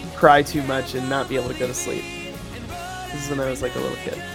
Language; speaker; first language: English; native; English